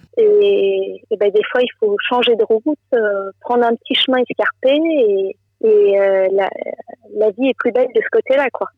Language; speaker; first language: French; native; French